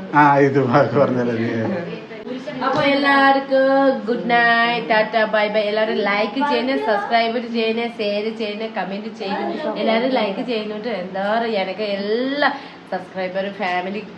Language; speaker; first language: Malayalam; non-native, learner; Nepali